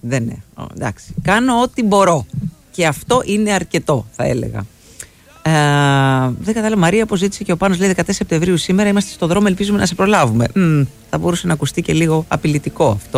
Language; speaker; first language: Greek; native; Greek